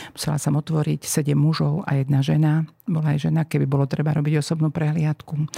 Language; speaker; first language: Slovak; native; Slovak